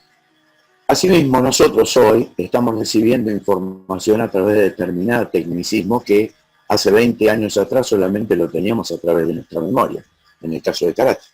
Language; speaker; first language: Spanish; native; Spanish